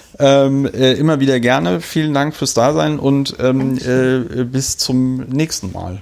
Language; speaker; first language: German; native; German